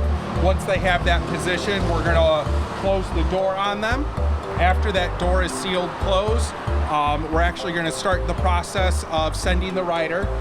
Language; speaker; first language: English; native; English